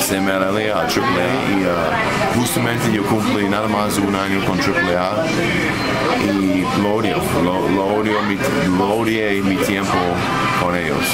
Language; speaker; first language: Spanish; non-native, fluent; English